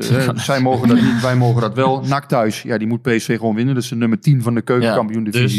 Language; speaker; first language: Dutch; native; Dutch